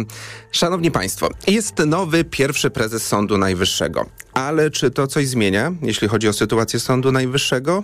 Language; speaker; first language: Polish; native; Polish